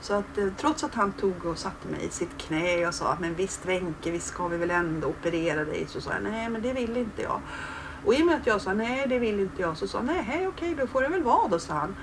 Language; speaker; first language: Swedish; native; Swedish